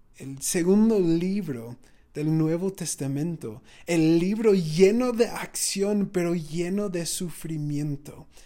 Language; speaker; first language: Spanish; non-native, fluent; English